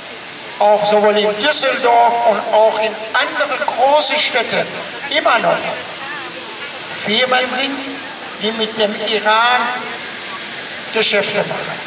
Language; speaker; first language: German; non-native, fluent; Persian